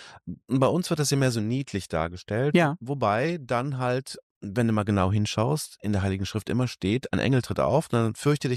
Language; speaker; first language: German; native; German